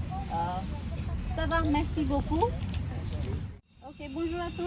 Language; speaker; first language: French; non-native, learner; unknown